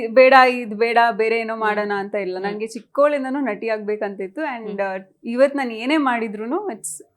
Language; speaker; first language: Kannada; native; Kannada